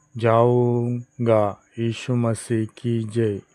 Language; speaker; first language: Hindi; non-native, local second language; Telugu